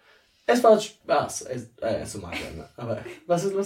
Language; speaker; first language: German; non-native, learner; English